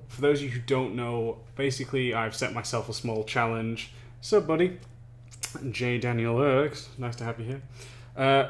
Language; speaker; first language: English; native; English